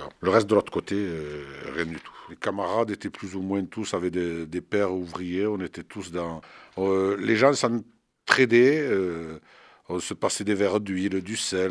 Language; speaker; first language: French; early bilingual, other home language; Arabic